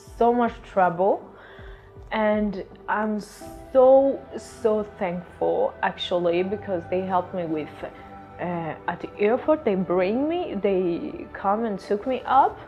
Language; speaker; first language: English; non-native, fluent; Swedish